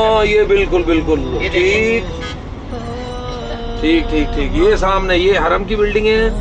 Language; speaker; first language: Hindi; non-native, local second language; Punjabi